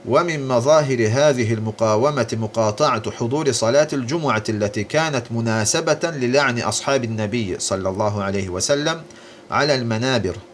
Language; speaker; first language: Arabic; non-native, fluent; Azerbaijani